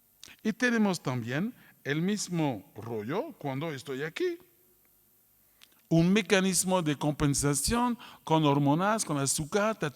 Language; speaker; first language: Spanish; non-native, fluent; French